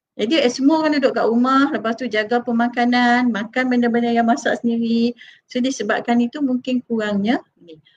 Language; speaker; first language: Malay; native; Malay